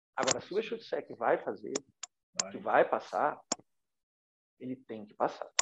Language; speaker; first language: Portuguese; native; Portuguese